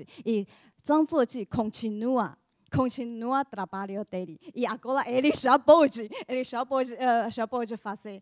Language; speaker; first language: Portuguese; non-native, learner; Chinese